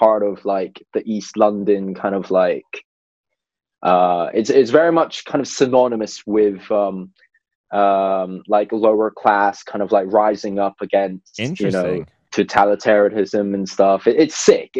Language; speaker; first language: English; non-native, local second language; Cantonese